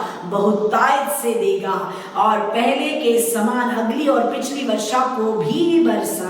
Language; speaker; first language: Hindi; native; Hindi